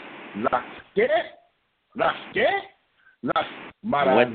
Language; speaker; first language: Spanish; non-native, fluent; English